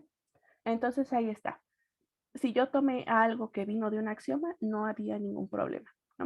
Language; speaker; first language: Spanish; native; Spanish